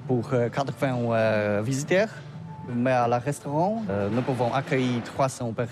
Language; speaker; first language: French; non-native, learner; Polish